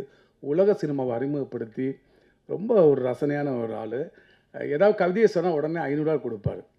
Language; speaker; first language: Tamil; native; Tamil